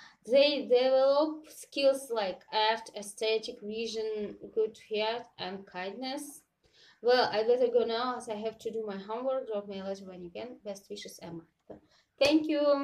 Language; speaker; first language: English; non-native, learner; Russian